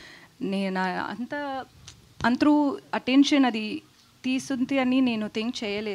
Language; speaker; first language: Telugu; non-native, learner; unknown